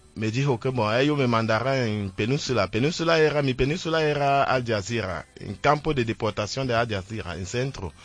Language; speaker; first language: Spanish; non-native, learner; French